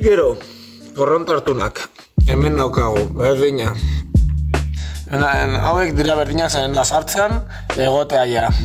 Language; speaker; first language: Basque; non-native, local second language; Spanish